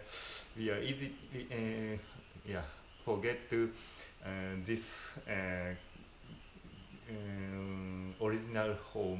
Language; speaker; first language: English; non-native, fluent; Japanese